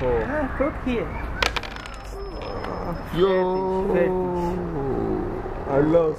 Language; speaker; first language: English; non-native, fluent; Greek